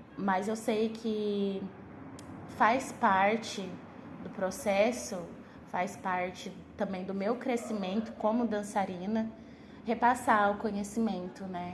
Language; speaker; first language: Portuguese; native; Portuguese